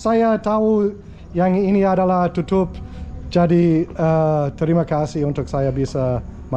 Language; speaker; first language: Indonesian; non-native, learner; English